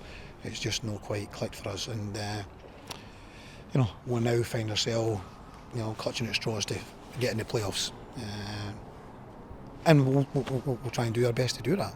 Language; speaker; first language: English; native; English